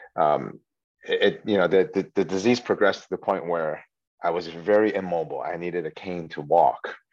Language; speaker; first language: English; early bilingual, other home language; Chinese